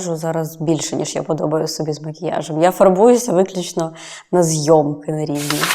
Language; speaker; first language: Ukrainian; native; Ukrainian